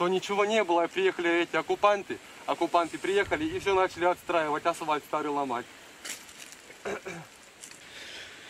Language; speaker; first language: Russian; native; Russian